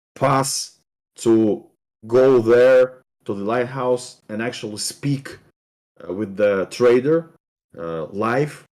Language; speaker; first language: English; non-native, fluent; Russian